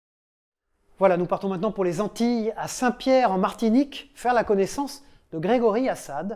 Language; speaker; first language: French; native; French